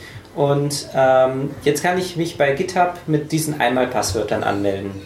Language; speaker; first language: German; native; German